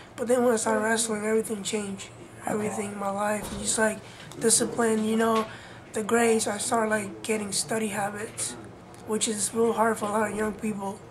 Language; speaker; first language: English; early bilingual, other home language; Spanish